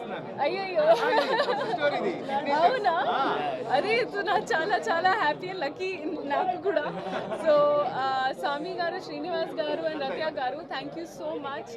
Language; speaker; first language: Telugu; non-native, fluent; Hindi